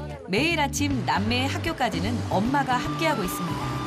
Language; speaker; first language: Korean; native; Korean